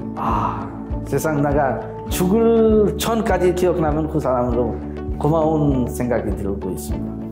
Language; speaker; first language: Korean; non-native, fluent; Bangla